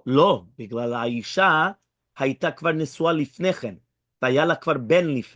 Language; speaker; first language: Hebrew; non-native, fluent; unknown